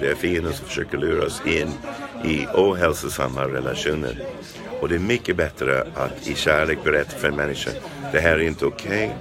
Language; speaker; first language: Swedish; non-native, fluent; English